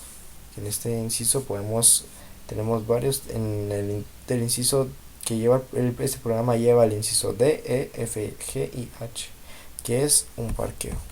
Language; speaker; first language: Spanish; native; Spanish